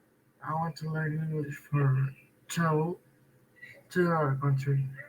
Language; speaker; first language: English; non-native, learner; Spanish